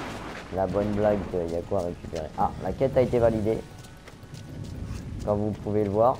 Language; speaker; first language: French; native; French